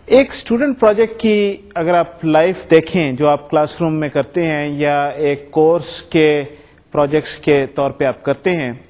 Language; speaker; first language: Urdu; native; Urdu